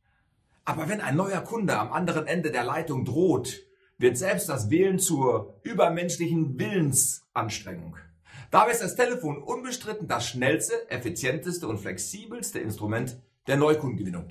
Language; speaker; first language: German; native; German